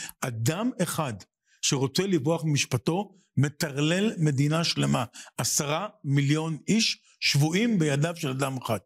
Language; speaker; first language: Hebrew; native; Hebrew